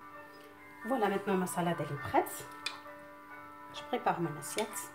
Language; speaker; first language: French; non-native, local second language; Arabic